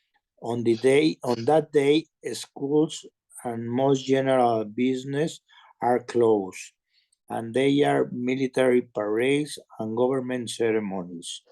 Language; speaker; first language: English; non-native, learner; Spanish